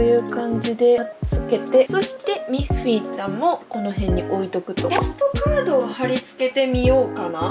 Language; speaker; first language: Japanese; native; Japanese